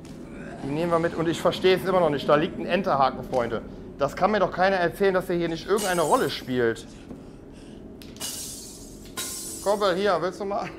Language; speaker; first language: German; native; German